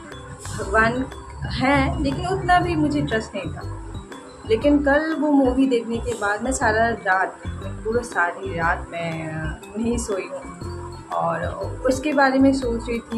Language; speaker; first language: Hindi; non-native, local second language; Bangla